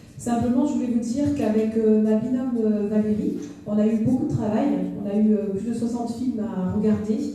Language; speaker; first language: French; native; French